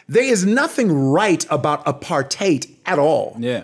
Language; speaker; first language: English; native; English